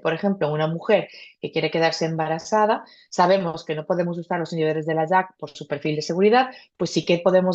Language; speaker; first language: Spanish; native; Spanish